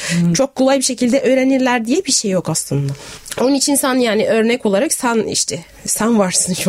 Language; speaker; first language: Turkish; non-native, fluent; Arabic